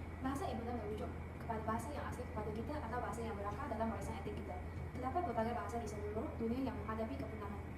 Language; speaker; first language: Malay; non-native, local second language; English